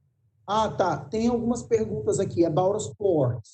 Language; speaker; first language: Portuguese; native; Portuguese